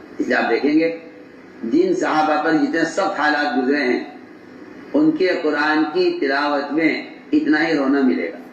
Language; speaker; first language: Urdu; native; Urdu